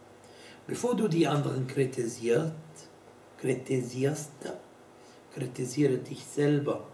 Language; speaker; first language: German; non-native, fluent; Arabic